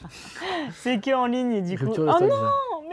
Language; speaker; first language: French; native; French